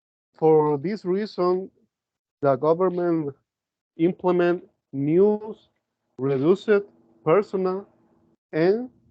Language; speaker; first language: English; non-native, learner; Spanish